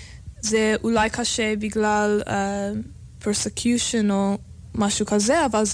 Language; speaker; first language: Hebrew; non-native, learner; English